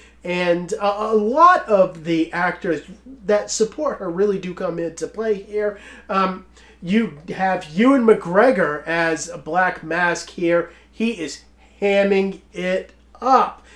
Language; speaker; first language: English; native; English